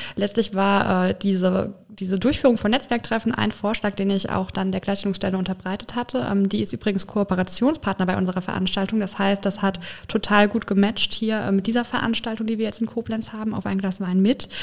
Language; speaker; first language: German; native; German